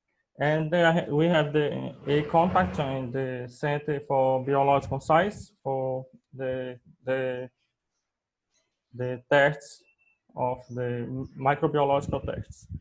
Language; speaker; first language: English; non-native, learner; Portuguese